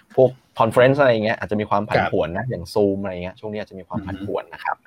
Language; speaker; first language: Thai; non-native, local second language; Chinese